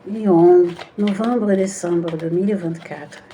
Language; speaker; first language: French; non-native, fluent; Portuguese